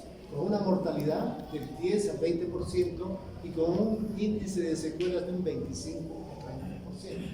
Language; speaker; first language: Spanish; native; Spanish